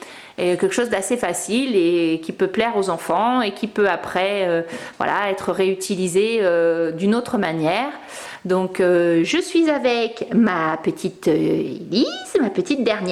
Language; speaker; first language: French; native; French